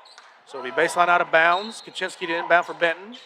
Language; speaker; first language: English; native; English